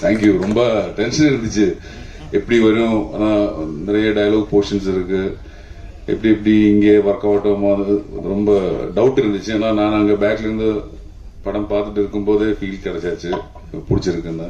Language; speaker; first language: Tamil; non-native, learner; Malayalam